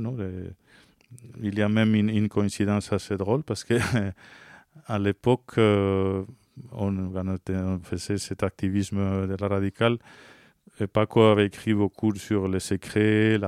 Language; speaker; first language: French; non-native, fluent; Spanish